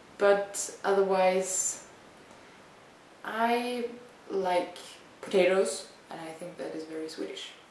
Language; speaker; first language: English; non-native, fluent; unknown